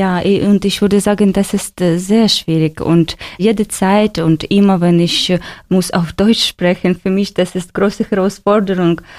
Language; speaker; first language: German; non-native, learner; Russian